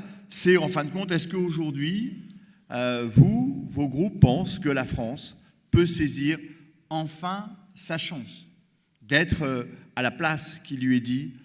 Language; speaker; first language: French; native; French